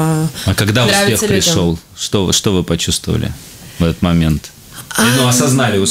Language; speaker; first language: Russian; native; Russian